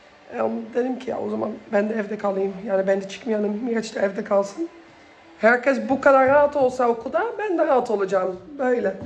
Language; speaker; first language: Turkish; early bilingual, heritage; Turkish